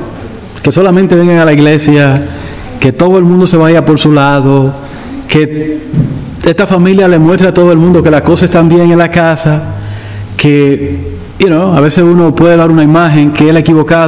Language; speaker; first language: Spanish; native; Spanish